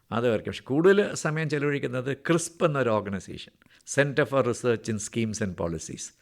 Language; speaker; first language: Malayalam; native; Malayalam